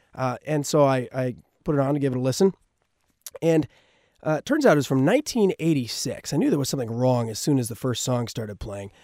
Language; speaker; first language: English; native; English